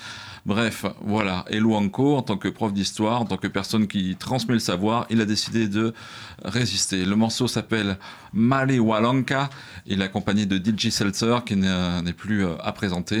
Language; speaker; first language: French; native; French